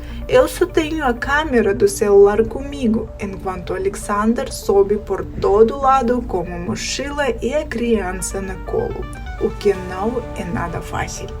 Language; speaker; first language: Portuguese; non-native, fluent; Russian